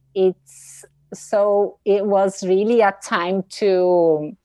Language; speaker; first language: English; non-native, fluent; Portuguese